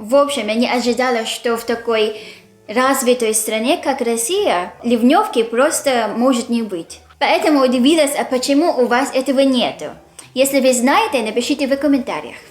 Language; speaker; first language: Russian; non-native, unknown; Filipino